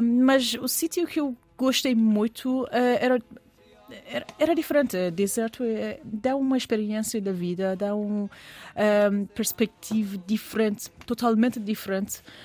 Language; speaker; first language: Portuguese; non-native, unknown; Persian